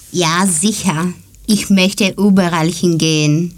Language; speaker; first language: German; non-native, learner; Greek